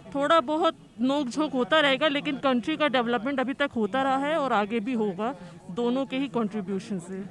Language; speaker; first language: Hindi; native; Hindi